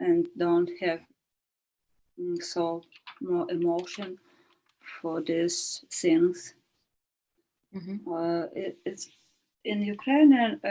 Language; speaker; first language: English; non-native, learner; Ukrainian